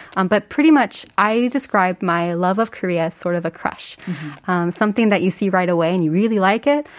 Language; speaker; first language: English; native; English